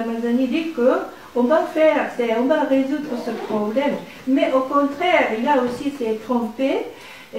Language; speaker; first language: French; non-native, learner; Japanese